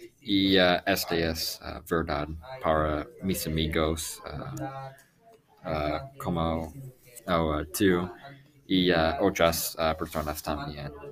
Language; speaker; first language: Spanish; non-native, learner; English